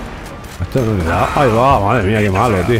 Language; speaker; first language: Spanish; native; Spanish